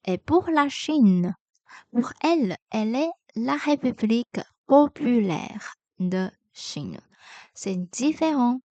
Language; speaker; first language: French; non-native, fluent; Chinese